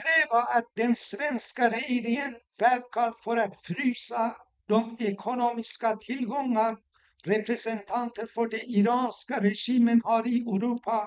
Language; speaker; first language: Swedish; non-native, fluent; Persian